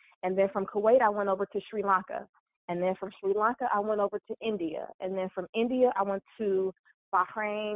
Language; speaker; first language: English; native; English